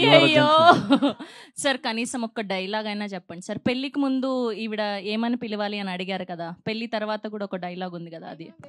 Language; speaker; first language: Telugu; native; Telugu